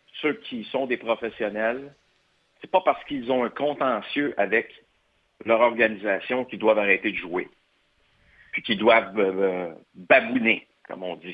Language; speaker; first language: French; native; French